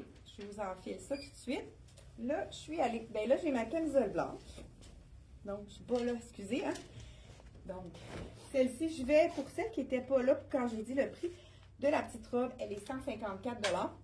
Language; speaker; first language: French; native; French